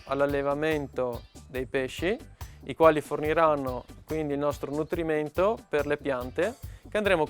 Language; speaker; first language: Italian; native; Italian